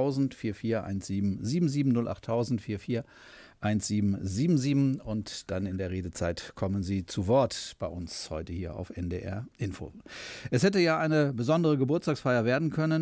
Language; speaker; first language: German; native; German